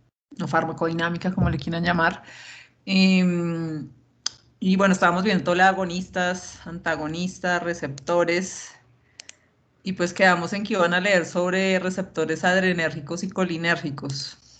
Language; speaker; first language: Spanish; native; Spanish